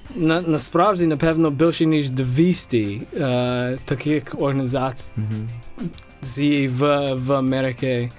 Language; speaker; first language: Ukrainian; non-native, learner; English